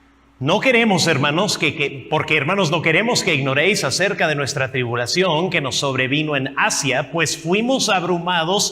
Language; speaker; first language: Spanish; non-native, fluent; English